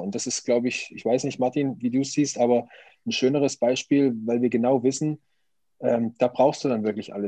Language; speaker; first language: German; native; German